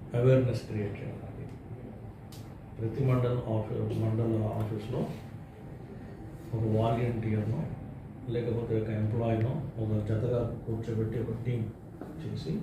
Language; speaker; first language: Telugu; native; Telugu